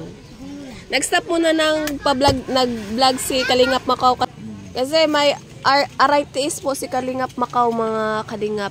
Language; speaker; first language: Filipino; non-native, local second language; Cebuano